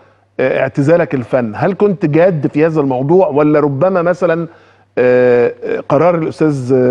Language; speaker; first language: Arabic; native; Arabic